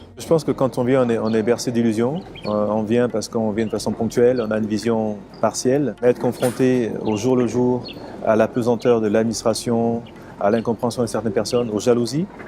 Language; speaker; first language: French; early bilingual, other home language; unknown